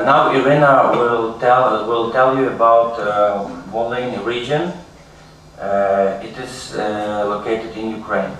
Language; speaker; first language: English; non-native, learner; Ukrainian